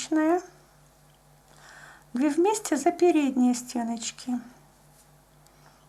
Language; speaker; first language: Russian; native; Russian